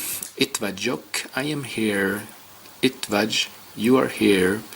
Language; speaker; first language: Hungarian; non-native, learner; Swedish